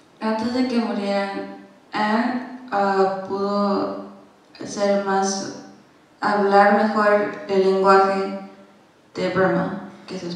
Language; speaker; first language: Spanish; non-native, learner; English